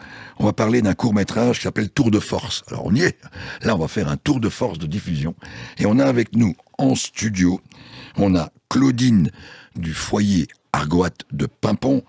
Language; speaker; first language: French; native; French